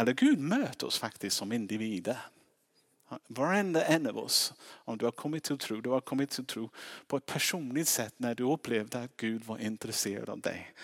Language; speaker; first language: Swedish; non-native, fluent; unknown